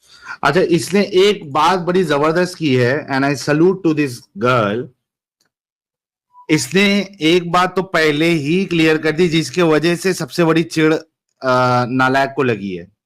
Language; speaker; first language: Hindi; native; Hindi